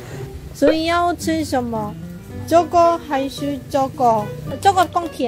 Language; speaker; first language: Chinese; non-native, learner; Korean